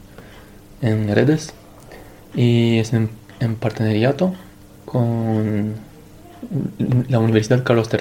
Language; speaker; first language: Spanish; non-native, fluent; Romanian